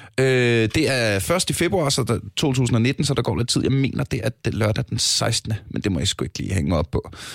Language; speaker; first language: Danish; native; Danish